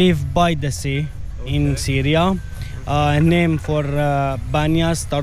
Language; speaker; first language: English; non-native, learner; Arabic